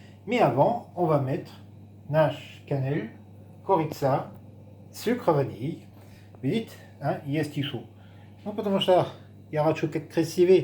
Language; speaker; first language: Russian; non-native, learner; French